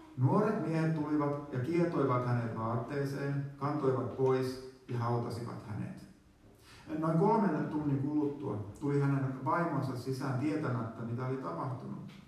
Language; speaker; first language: Finnish; native; Finnish